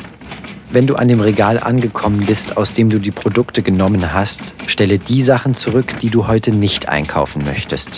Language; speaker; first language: German; native; German